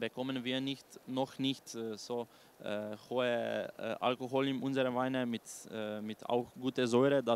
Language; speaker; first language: German; non-native, learner; Slovenian